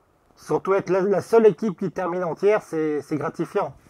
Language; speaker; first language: French; native; French